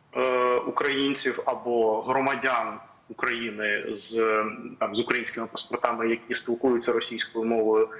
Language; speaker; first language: Ukrainian; non-native, local second language; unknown